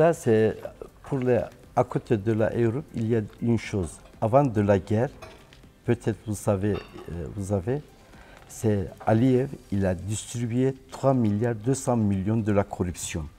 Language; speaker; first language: French; non-native, learner; Turkish